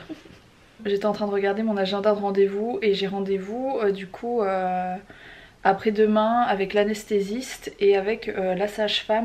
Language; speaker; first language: French; native; French